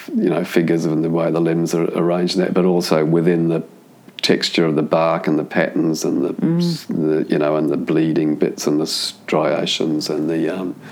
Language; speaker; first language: English; native; English